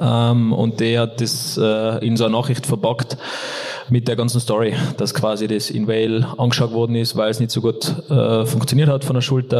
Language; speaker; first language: German; native; German